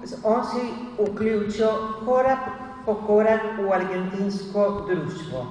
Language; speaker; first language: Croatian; early bilingual, heritage; Spanish